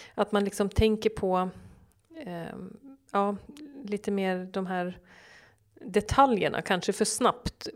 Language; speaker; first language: Swedish; early bilingual, other home language; Norwegian